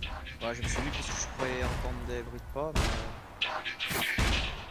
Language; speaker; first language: French; native; French